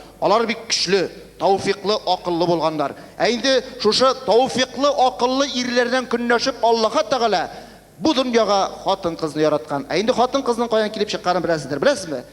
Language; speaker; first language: Tatar; native; Tatar